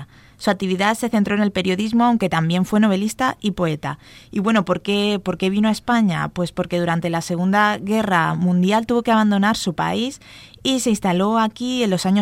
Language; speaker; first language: Spanish; native; Spanish